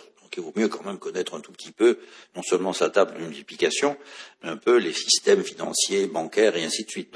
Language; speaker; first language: French; native; French